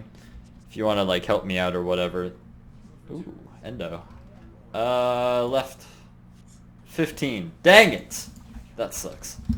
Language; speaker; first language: English; native; English